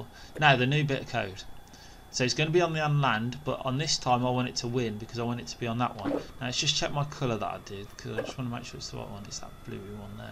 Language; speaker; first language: English; native; English